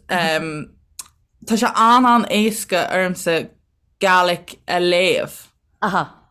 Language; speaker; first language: Irish; native; Irish